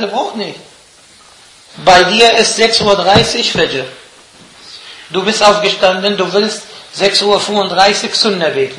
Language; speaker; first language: German; non-native, fluent; Arabic